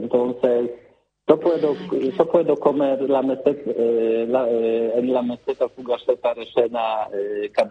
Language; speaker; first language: Spanish; non-native, learner; Polish